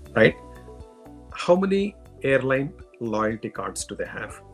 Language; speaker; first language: English; non-native, local second language; Telugu